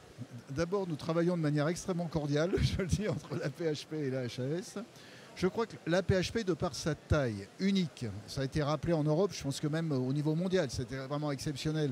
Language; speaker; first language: French; native; French